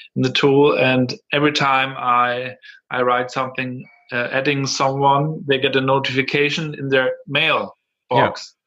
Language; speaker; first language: English; non-native, fluent; German